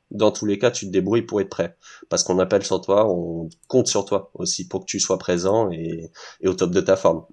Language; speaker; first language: French; early bilingual, heritage; French